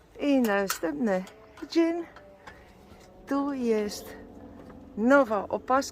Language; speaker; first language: Polish; non-native, learner; Dutch